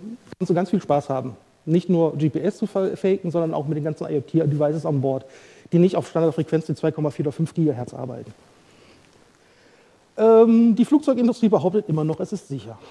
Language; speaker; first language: German; native; German